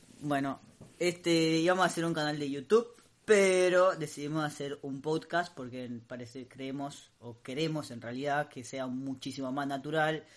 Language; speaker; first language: Spanish; native; Spanish